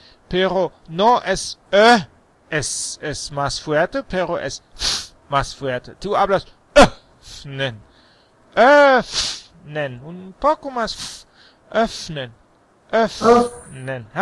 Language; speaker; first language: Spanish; non-native, learner; German